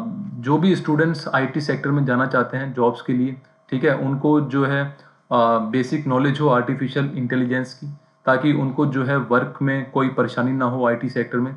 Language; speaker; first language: Hindi; native; Hindi